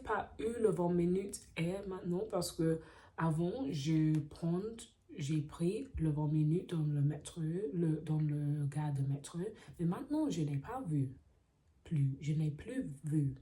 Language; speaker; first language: French; non-native, learner; English